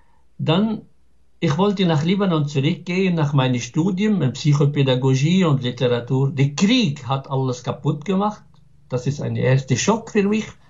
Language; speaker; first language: German; non-native, fluent; Arabic